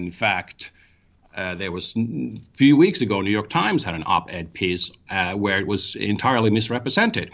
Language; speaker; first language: English; non-native, fluent; Finnish